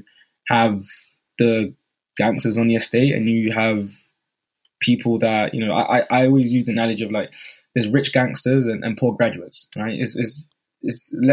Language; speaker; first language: English; native; English